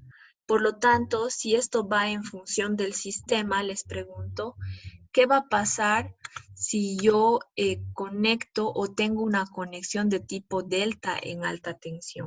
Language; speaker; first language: Spanish; native; Spanish